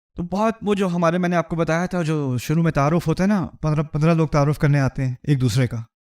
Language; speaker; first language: Urdu; early bilingual, heritage; Urdu